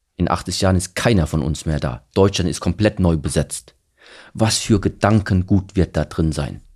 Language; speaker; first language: German; early bilingual, other home language; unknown